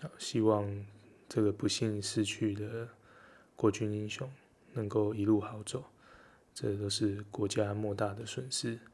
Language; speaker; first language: Chinese; native; Chinese